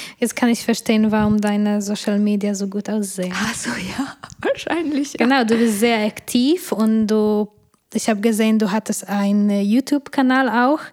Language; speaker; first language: German; non-native, fluent; Polish